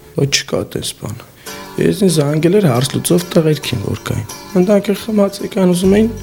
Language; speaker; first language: Armenian; native; Armenian